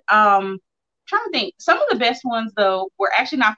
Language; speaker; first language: English; native; English